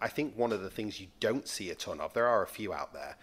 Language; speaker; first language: English; native; English